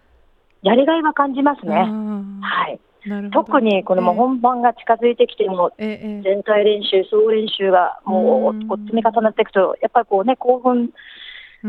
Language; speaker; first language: Japanese; native; Japanese